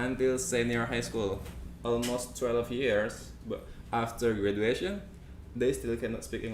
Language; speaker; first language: English; non-native, fluent; Indonesian